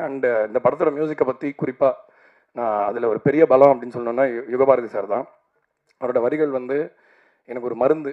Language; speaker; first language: Tamil; native; Tamil